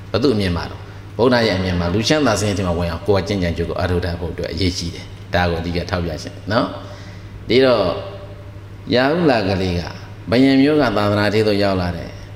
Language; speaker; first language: Burmese; native; Burmese